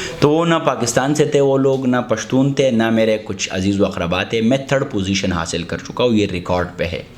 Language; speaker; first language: Urdu; non-native, local second language; Pashto